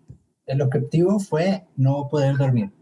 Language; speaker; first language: Spanish; early bilingual, heritage; English